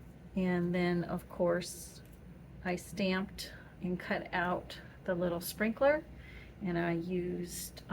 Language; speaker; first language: English; native; English